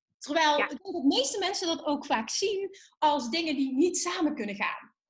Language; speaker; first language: Dutch; native; Dutch